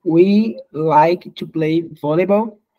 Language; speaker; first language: English; non-native, learner; Portuguese